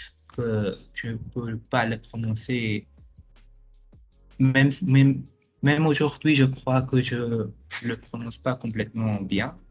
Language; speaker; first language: French; non-native, fluent; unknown